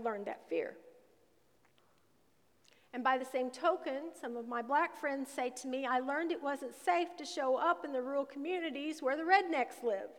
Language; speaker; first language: English; native; English